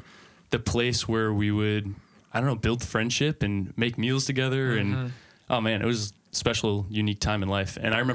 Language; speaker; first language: English; native; English